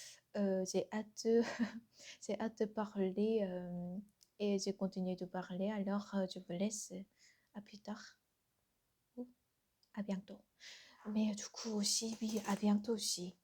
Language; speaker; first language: French; non-native, learner; Korean